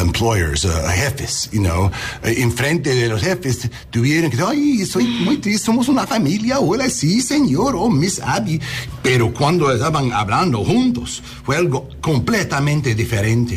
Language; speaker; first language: Spanish; non-native, learner; English